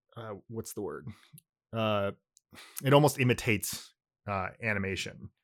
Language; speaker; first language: English; early bilingual, other home language; Japanese